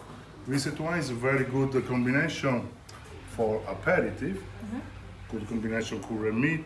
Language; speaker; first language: English; non-native, learner; Italian